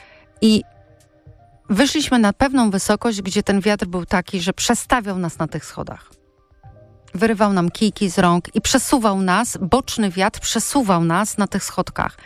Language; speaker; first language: Polish; native; Polish